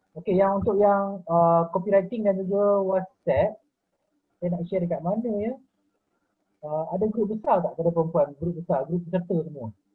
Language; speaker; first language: Malay; native; Malay